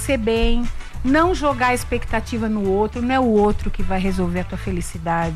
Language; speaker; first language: Portuguese; native; Portuguese